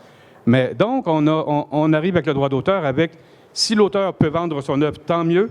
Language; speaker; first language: French; native; French